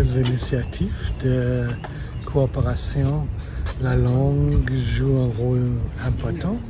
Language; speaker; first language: French; non-native, fluent; German